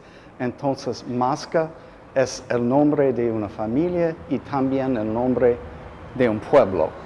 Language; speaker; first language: Spanish; non-native, fluent; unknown